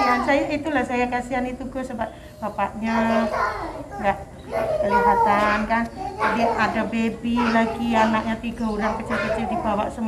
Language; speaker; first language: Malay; non-native, local second language; Javanese